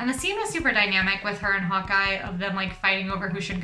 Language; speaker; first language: English; native; English